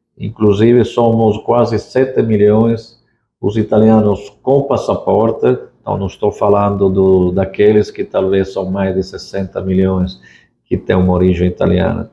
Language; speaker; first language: Portuguese; non-native, fluent; Italian